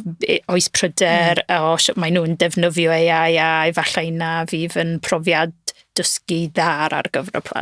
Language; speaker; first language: Welsh; non-native, local second language; English